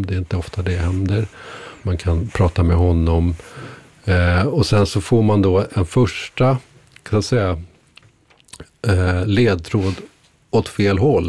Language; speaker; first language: Swedish; native; Swedish